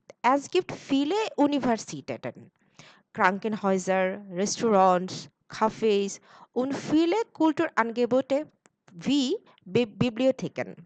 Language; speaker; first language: German; non-native, learner; Bangla